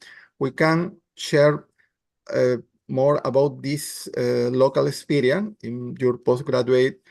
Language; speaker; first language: English; non-native, learner; Spanish